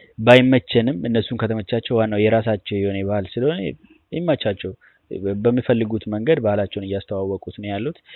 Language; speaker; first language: Amharic; non-native, local second language; Oromo